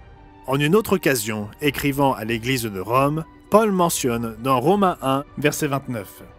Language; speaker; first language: French; native; French